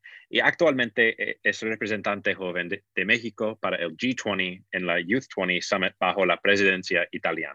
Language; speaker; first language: Spanish; non-native, fluent; English